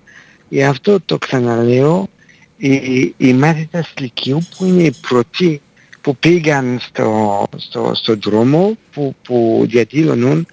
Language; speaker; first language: Greek; non-native, fluent; French